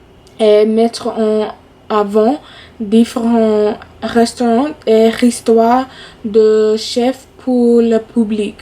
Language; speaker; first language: French; non-native, fluent; English